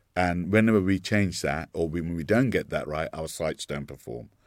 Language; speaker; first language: English; non-native, local second language; Sinhala